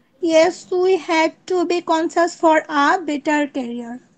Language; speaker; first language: English; non-native, learner; Bangla